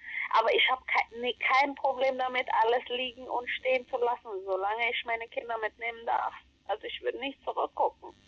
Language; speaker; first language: German; non-native, fluent; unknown